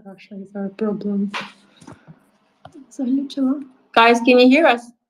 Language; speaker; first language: English; non-native, fluent; Ukrainian